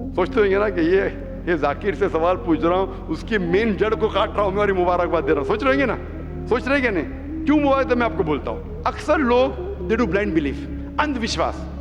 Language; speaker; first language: Hindi; non-native, local second language; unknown